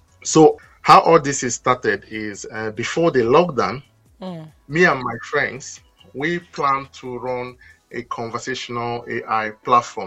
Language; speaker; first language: English; non-native, local second language; Igbo